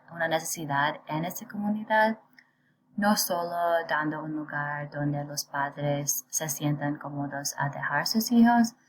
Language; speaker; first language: Spanish; non-native, learner; English